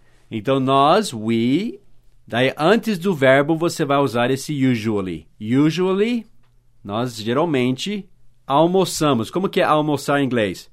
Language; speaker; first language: Portuguese; non-native, fluent; English